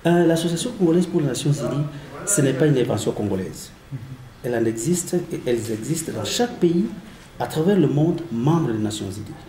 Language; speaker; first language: French; non-native, local second language; Swahili